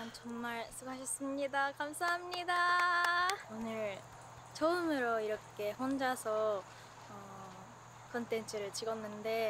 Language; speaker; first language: Korean; non-native, fluent; Japanese